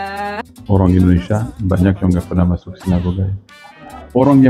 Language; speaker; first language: Indonesian; non-native, fluent; Spanish